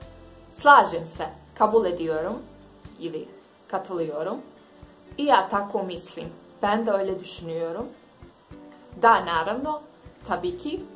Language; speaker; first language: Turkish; non-native, fluent; Bosnian